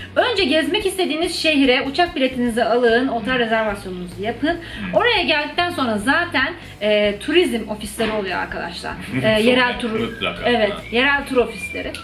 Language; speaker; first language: Turkish; native; Turkish